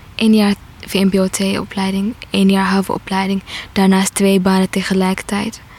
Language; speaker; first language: Dutch; non-native, fluent; Tigrinya